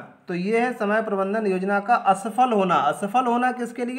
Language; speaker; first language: Hindi; native; Hindi